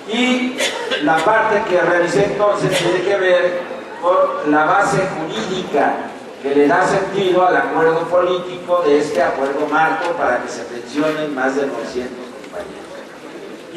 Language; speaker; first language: Spanish; native; Spanish